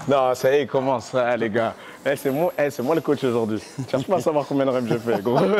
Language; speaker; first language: French; native; French